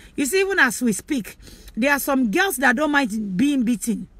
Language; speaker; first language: English; non-native, local second language; Yoruba